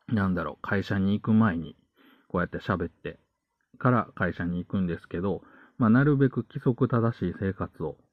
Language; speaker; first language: Japanese; native; Japanese